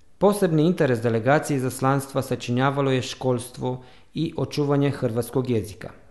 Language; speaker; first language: Bosnian; early bilingual, heritage; Croatian